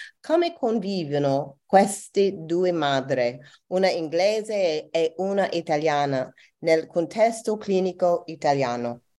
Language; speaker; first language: Italian; non-native, learner; English